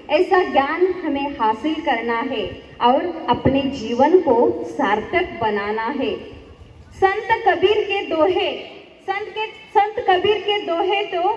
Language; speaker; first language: Hindi; non-native, local second language; Marathi